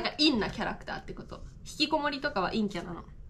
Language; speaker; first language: Japanese; native; Japanese